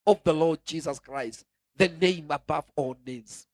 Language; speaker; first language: English; non-native, local second language; Kikuyu